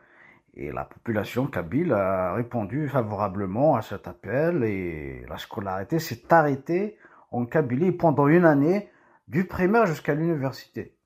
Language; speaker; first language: French; non-native, local second language; Kabyle